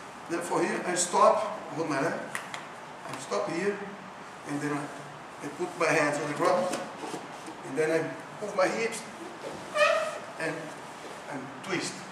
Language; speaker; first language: English; non-native, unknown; Portuguese